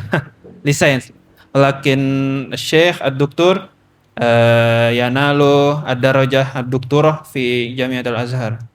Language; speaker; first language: Arabic; non-native, learner; Indonesian